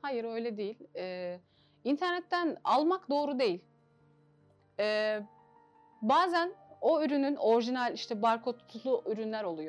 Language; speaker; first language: Turkish; native; Turkish